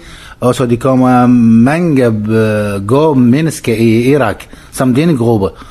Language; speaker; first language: Danish; non-native, learner; Arabic